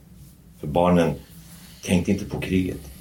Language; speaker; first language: Swedish; non-native, fluent; Kurdish